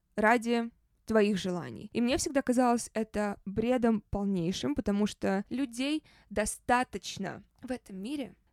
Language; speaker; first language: Russian; native; Russian